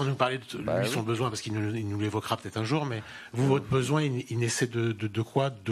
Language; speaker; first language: French; native; French